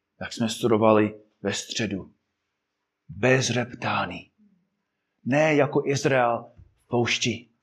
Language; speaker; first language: Czech; non-native, fluent; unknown